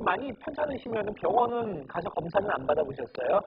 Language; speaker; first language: Korean; native; Korean